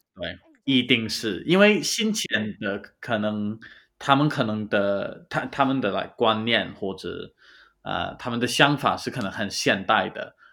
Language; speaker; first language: Chinese; non-native, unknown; English